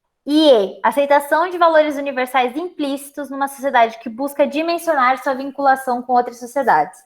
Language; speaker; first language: Portuguese; native; Portuguese